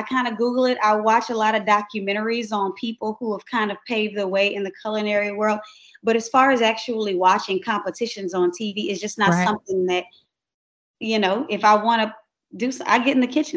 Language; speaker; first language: English; native; English